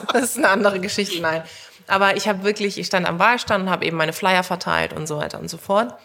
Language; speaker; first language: German; early bilingual, other home language; Turkish